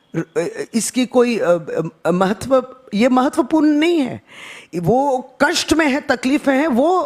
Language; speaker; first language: Hindi; non-native, local second language; Bangla